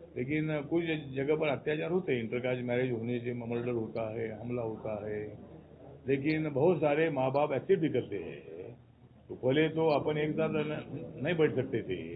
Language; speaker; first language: Hindi; non-native, local second language; Marathi